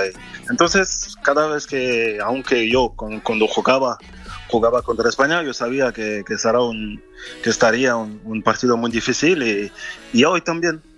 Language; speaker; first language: Spanish; non-native, learner; French